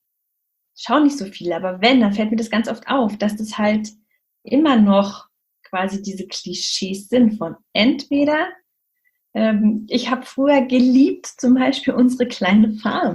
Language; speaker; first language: German; native; German